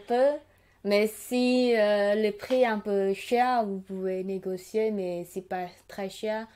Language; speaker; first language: French; non-native, learner; Khmer